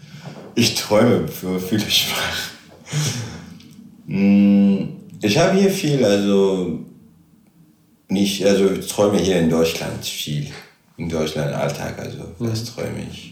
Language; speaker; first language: German; non-native, local second language; Arabic